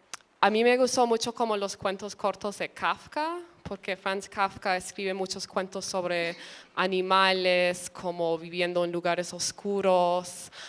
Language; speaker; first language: Spanish; early bilingual, other home language; English